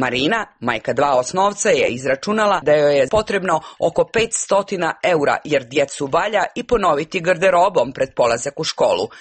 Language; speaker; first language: Serbian; native; Serbian